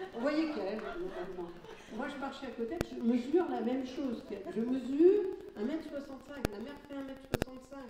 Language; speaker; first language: French; early bilingual, other home language; Catalan